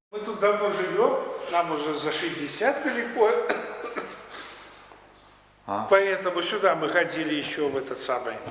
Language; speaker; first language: Russian; native; Russian